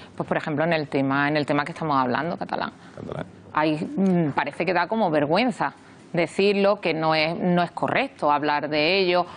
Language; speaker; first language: Spanish; native; Spanish